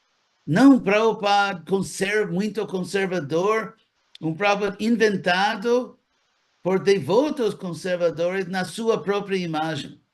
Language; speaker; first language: Portuguese; non-native, fluent; English